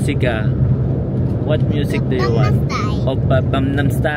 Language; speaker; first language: English; non-native, local second language; Filipino